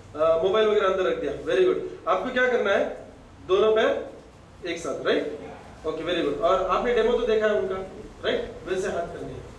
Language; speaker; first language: Hindi; non-native, local second language; Marathi